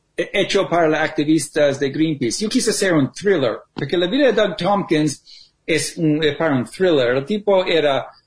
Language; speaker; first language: Spanish; non-native, fluent; English